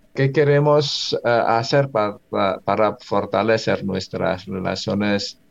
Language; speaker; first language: Spanish; non-native, fluent; Indonesian